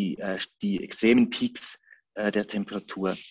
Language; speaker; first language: German; native; German